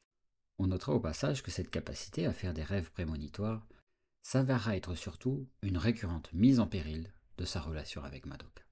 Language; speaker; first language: French; native; French